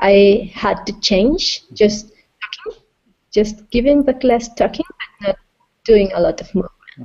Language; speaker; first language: English; non-native, fluent; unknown